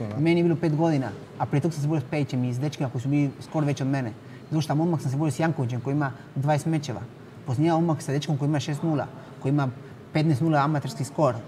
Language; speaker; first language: Bosnian; non-native, fluent; Spanish